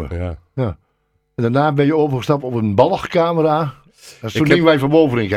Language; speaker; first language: Dutch; native; Dutch